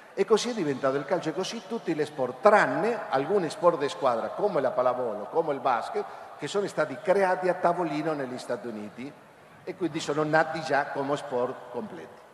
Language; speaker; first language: Italian; non-native, fluent; Spanish